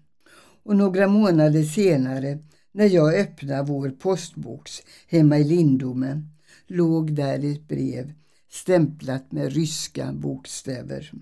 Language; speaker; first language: Swedish; early bilingual, other home language; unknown